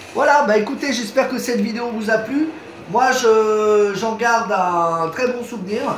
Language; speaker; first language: French; native; French